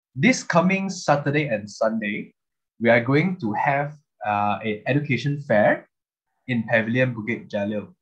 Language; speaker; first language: English; non-native, local second language; Chinese